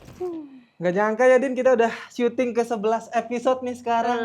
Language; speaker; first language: Indonesian; native; Indonesian